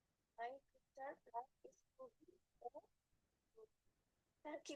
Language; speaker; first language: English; non-native, learner; Bangla